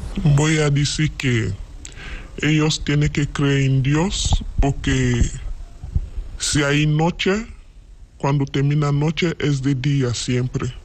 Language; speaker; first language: Spanish; non-native, learner; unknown